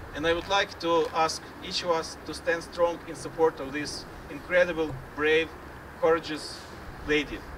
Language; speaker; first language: English; non-native, fluent; Ukrainian